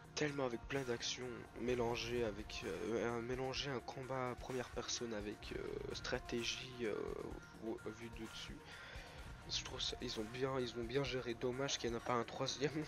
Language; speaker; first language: French; native; French